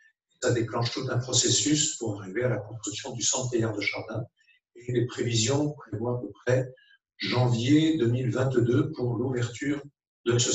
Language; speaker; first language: French; native; French